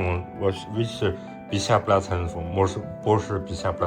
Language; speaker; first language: Russian; non-native, learner; Chinese